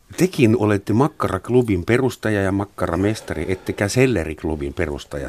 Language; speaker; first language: Finnish; non-native, fluent; German